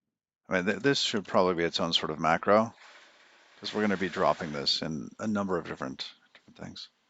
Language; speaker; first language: English; native; English